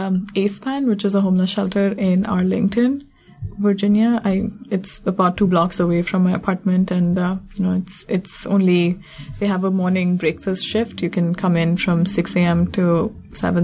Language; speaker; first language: English; non-native, local second language; Hindi